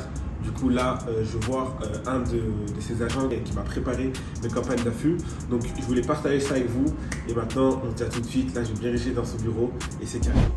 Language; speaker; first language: French; native; French